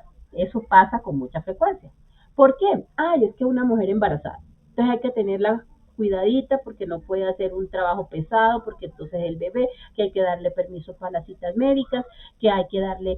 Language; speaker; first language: Spanish; native; Spanish